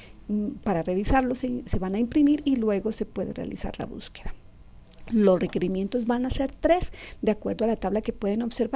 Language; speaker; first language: Spanish; native; Spanish